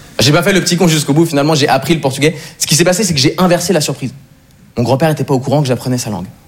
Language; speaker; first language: French; native; French